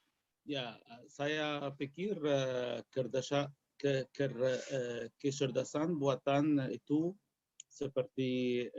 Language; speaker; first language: Indonesian; non-native, learner; Arabic